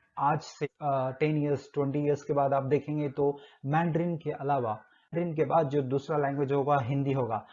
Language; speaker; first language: Hindi; native; Hindi